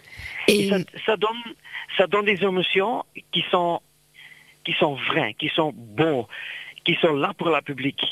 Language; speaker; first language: French; non-native, local second language; Dutch